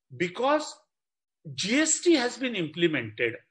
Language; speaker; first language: English; non-native, local second language; Marathi